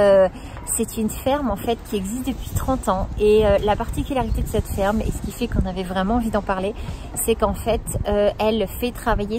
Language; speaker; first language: French; native; French